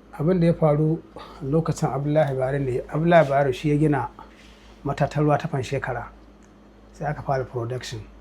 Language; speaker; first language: Hausa; native; Hausa